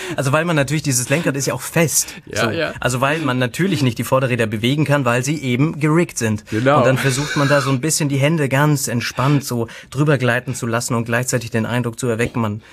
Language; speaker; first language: German; native; German